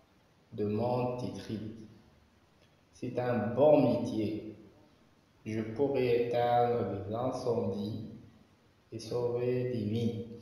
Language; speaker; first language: French; non-native, local second language; Arabic